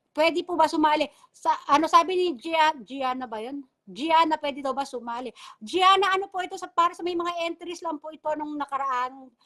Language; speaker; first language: Filipino; non-native, local second language; Bikol